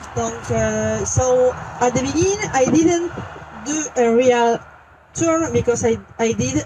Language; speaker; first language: English; non-native, learner; French